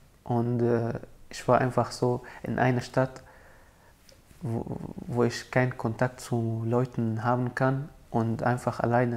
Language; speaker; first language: German; non-native, fluent; Arabic